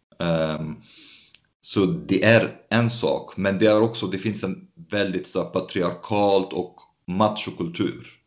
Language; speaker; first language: Swedish; non-native, fluent; Arabic